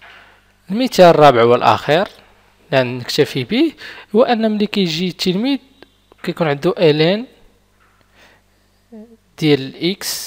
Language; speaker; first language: Arabic; native; Arabic